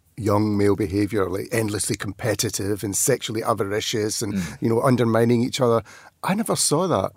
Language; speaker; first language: English; native; English